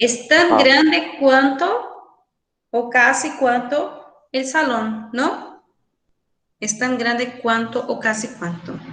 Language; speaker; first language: Spanish; non-native, fluent; Portuguese